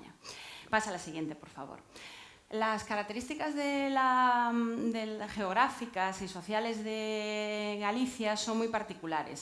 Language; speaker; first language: Spanish; native; Spanish